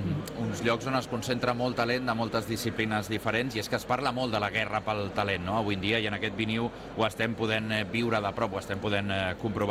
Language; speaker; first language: Catalan; native; Catalan